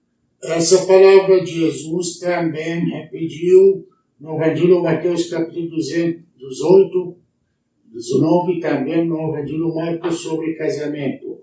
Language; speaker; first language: Portuguese; non-native, learner; Arabic